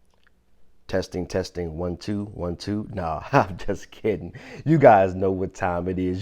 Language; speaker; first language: English; native; English